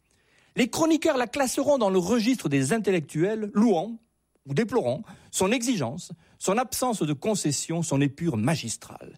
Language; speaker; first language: French; native; French